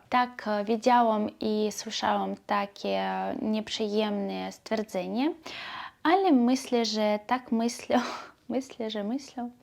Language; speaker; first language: Polish; non-native, learner; Belarusian